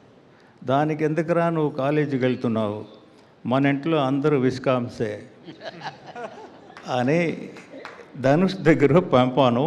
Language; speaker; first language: Telugu; non-native, learner; Tamil